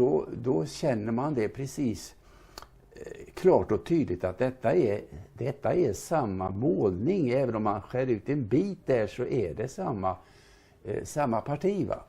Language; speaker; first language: Swedish; native; Swedish